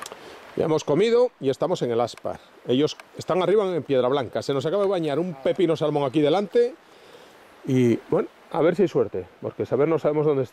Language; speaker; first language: Spanish; native; Spanish